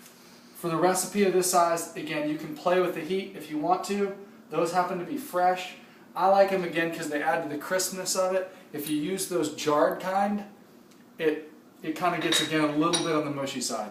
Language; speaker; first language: English; native; English